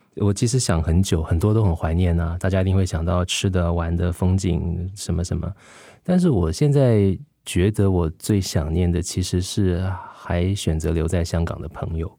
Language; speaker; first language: Chinese; native; Chinese